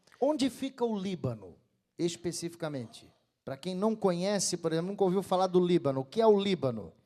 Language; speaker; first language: Portuguese; native; Portuguese